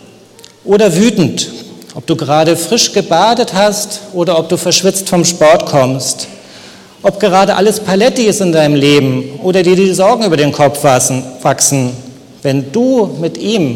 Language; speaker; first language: German; native; German